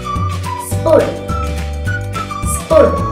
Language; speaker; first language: English; non-native, learner; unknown